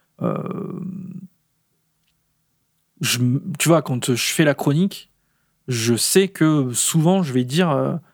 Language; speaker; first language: French; native; French